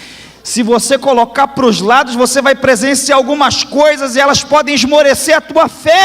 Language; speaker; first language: Portuguese; native; Portuguese